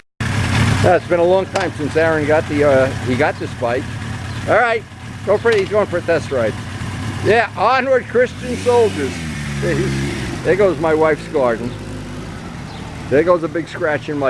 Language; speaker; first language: English; native; English